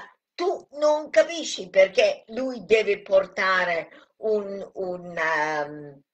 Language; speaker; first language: Italian; non-native, fluent; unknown